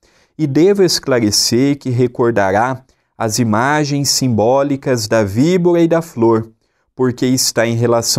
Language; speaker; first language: Portuguese; native; Portuguese